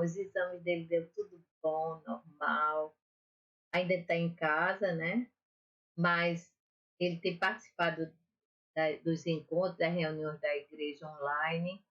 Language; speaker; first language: Portuguese; native; Portuguese